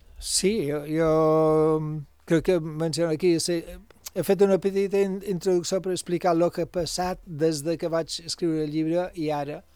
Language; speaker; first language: Catalan; non-native, local second language; English